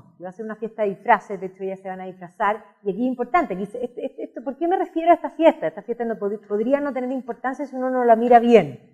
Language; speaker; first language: Spanish; native; Spanish